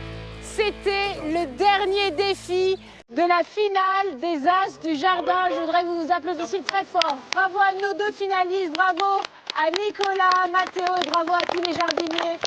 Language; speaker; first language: French; native; French